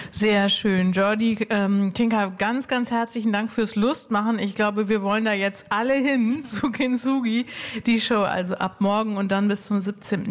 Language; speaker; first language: German; native; German